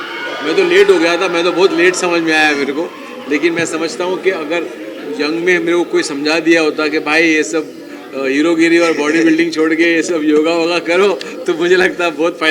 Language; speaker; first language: Hindi; native; Hindi